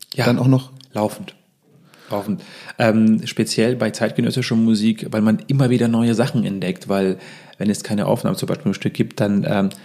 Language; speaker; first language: German; early bilingual, other home language; Russian